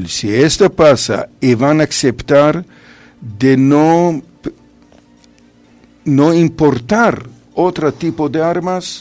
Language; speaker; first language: Spanish; non-native, fluent; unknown